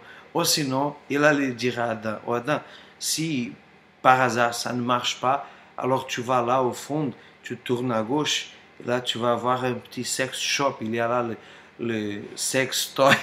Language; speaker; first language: French; non-native, fluent; Portuguese